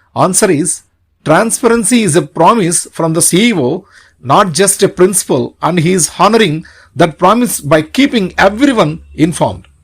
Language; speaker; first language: English; non-native, local second language; Telugu